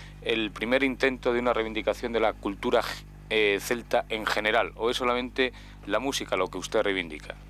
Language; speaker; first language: Spanish; native; Spanish